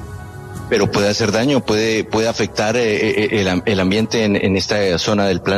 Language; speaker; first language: Spanish; native; Spanish